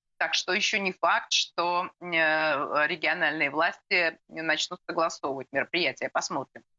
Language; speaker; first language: Russian; native; Russian